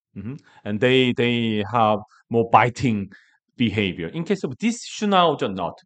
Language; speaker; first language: English; non-native, learner; Korean